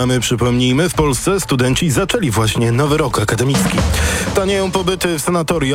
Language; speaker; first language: Polish; native; Polish